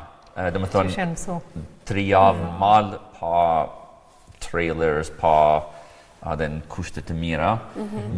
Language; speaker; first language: Albanian; non-native, fluent; English